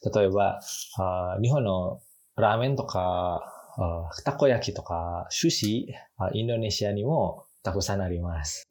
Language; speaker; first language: Japanese; non-native, fluent; Indonesian